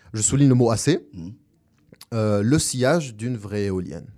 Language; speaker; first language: French; non-native, fluent; Spanish